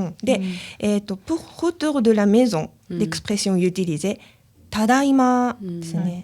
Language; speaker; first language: French; non-native, learner; Japanese